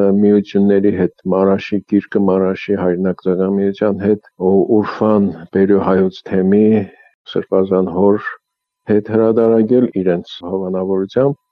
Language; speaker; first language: Armenian; early bilingual, heritage; Armenian